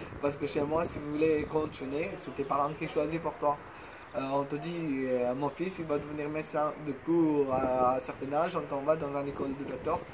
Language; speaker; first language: French; non-native, fluent; Bangla